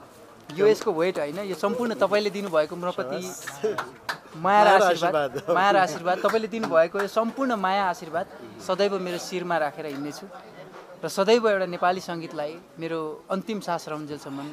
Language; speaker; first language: Nepali; early bilingual, heritage; Nepali